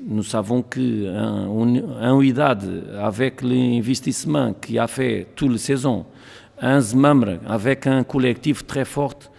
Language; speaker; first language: French; non-native, learner; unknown